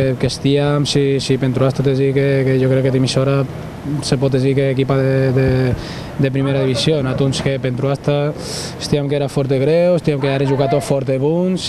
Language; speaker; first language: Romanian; non-native, learner; Spanish